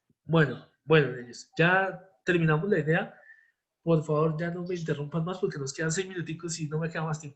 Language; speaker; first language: Spanish; native; Spanish